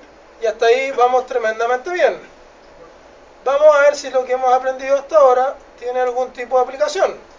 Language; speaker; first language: Spanish; native; Spanish